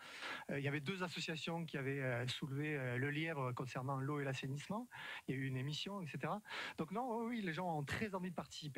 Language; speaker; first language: French; native; French